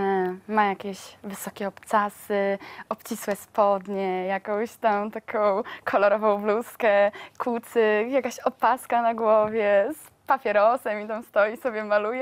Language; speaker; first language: Polish; native; Polish